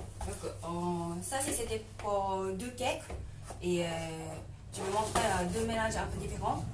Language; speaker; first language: French; non-native, learner; Japanese